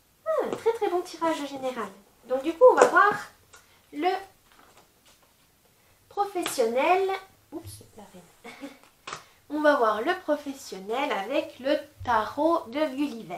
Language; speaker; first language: French; native; French